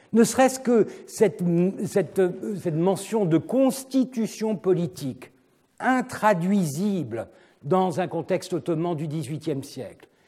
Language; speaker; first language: French; non-native, fluent; Turkish